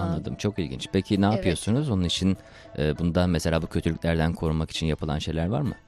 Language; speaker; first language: Turkish; native; Turkish